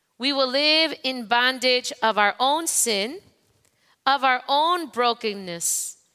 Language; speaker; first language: English; non-native, fluent; Spanish